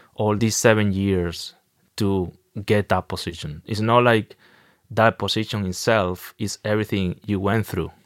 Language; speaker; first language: English; non-native, fluent; Spanish